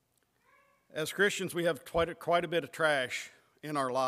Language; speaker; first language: English; native; English